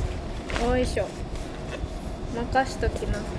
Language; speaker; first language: Japanese; native; Japanese